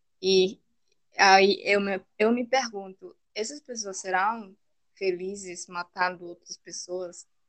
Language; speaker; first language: Portuguese; non-native, fluent; Spanish